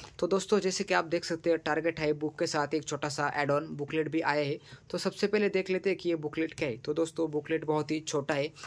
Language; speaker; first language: Hindi; non-native, local second language; Marathi